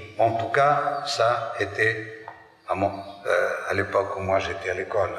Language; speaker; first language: French; non-native, fluent; Greek